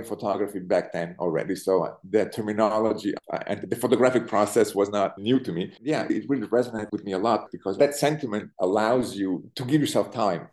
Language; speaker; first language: English; non-native, fluent; Italian